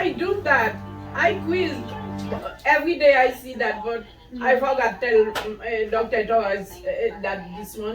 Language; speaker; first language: English; non-native, learner; Haitian Creole